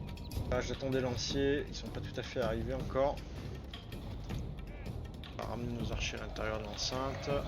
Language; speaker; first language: French; native; French